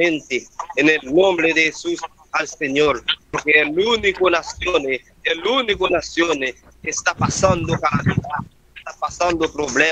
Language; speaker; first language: Spanish; non-native, learner; Haitian Creole